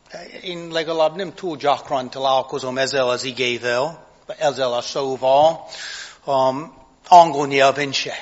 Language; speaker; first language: Hungarian; non-native, fluent; English